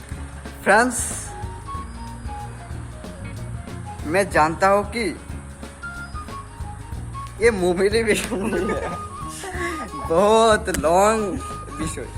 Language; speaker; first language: Hindi; non-native, learner; Bangla